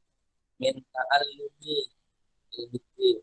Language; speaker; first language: Arabic; non-native, fluent; Indonesian